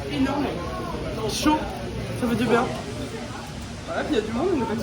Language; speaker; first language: French; native; French